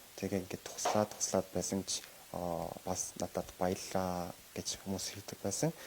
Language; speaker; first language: Mongolian; non-native, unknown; Korean